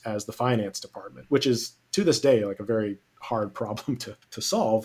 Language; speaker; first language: English; native; English